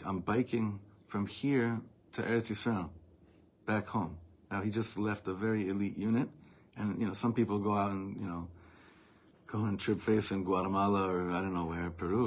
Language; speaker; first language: English; native; English